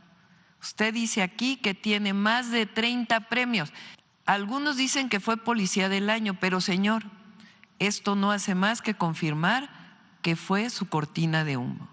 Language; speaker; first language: Spanish; native; Spanish